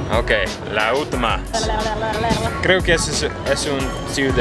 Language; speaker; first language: Spanish; non-native, learner; English